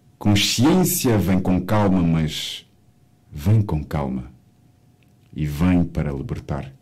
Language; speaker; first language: Portuguese; native; Portuguese